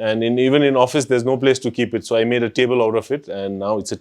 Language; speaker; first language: English; non-native, local second language; Nepali